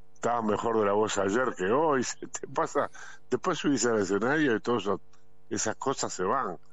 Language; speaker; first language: Spanish; native; Spanish